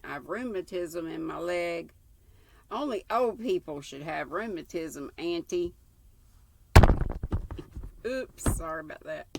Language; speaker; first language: English; native; English